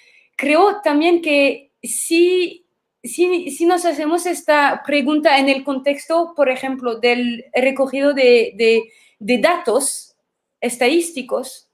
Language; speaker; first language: Spanish; non-native, fluent; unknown